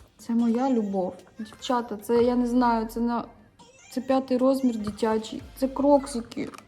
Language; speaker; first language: Ukrainian; non-native, local second language; Russian